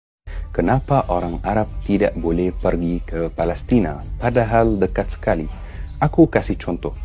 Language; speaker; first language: Indonesian; non-native, fluent; Arabic